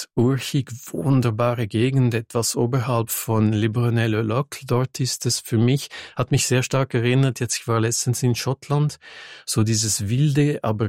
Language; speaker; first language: German; non-native, fluent; French